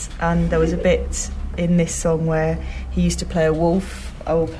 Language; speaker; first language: English; native; English